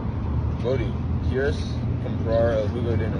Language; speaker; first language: Spanish; non-native, learner; English